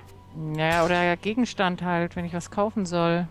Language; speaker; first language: German; native; German